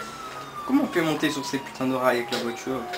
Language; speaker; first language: French; native; French